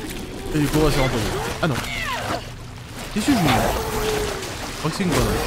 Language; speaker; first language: French; native; French